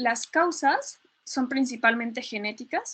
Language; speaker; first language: Spanish; native; Spanish